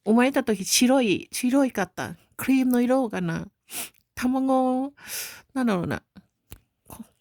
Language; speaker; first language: Japanese; non-native, learner; Thai